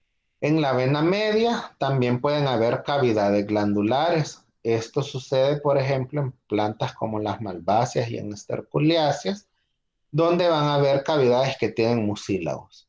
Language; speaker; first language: Spanish; native; Spanish